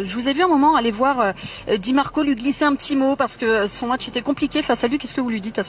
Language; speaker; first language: French; native; French